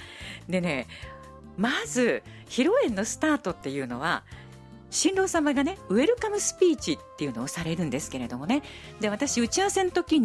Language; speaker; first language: Japanese; native; Japanese